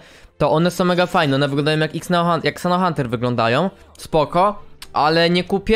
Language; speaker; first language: Polish; native; Polish